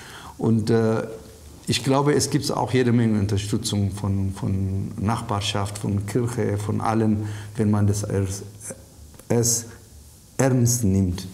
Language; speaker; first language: German; non-native, fluent; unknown